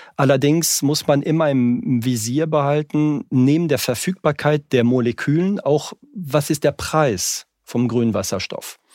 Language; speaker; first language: German; non-native, fluent; French